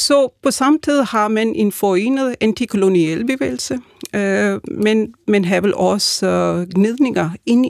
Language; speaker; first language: Danish; non-native, fluent; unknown